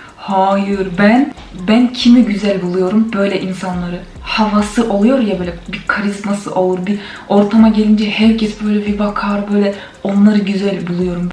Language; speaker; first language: Turkish; non-native, fluent; Kyrgyz